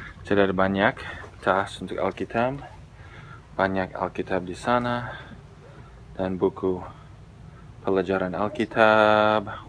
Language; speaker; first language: Indonesian; non-native, fluent; English